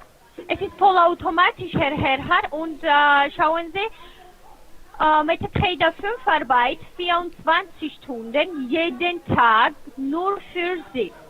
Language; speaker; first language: German; non-native, fluent; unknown